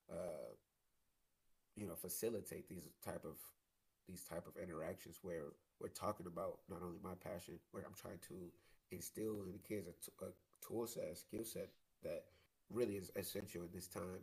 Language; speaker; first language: English; native; English